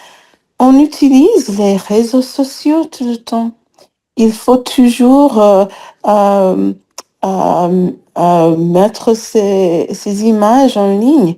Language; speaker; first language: French; non-native, fluent; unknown